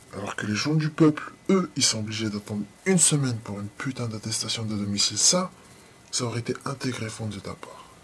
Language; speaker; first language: French; non-native, local second language; Arabic